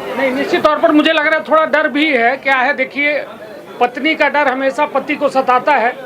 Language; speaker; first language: Hindi; native; Hindi